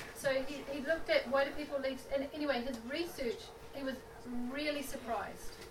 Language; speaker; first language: English; native; English